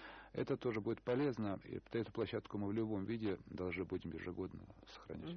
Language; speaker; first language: Russian; native; Russian